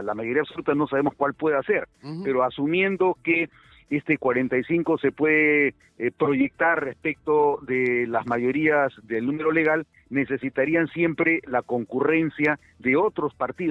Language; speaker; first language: Spanish; native; Spanish